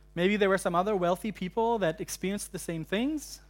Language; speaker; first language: English; non-native, fluent; German